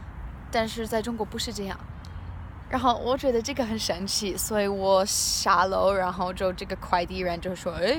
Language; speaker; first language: Chinese; non-native, learner; English